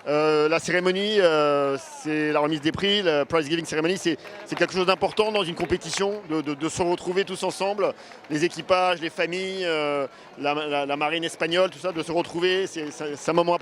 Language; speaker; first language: French; native; French